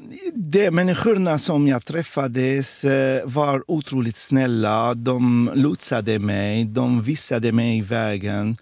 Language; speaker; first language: Swedish; non-native, fluent; Arabic